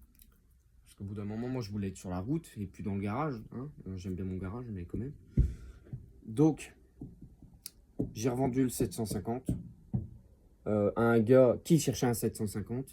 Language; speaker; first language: French; native; French